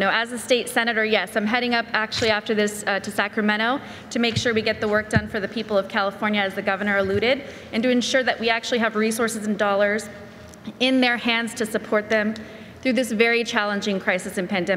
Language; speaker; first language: English; early bilingual, other home language; Spanish